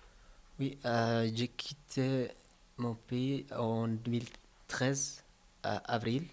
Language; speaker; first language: French; non-native, learner; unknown